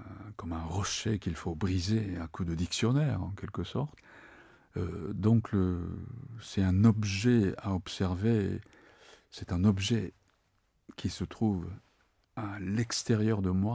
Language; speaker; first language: French; non-native, fluent; Japanese